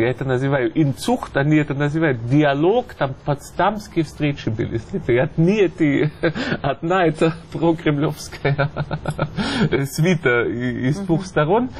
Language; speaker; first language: Russian; non-native, fluent; German